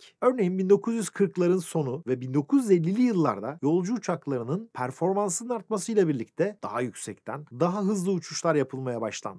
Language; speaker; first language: Turkish; native; Turkish